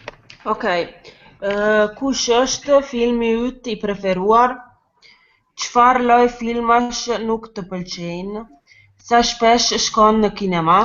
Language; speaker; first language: Albanian; non-native, learner; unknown